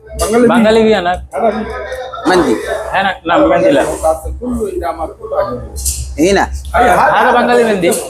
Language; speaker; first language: Arabic; non-native, learner; Bangla